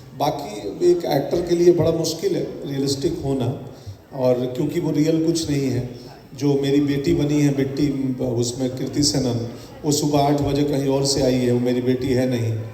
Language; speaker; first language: Hindi; native; Hindi